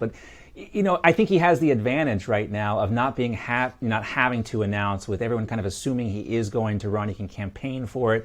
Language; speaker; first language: English; native; English